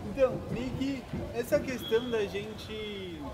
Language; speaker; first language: Portuguese; early bilingual, other home language; Spanish